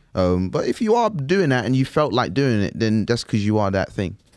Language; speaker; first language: English; native; English